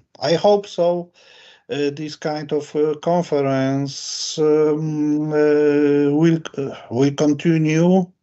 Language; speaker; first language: English; non-native, learner; Polish